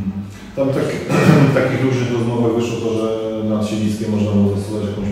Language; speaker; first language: Polish; native; Polish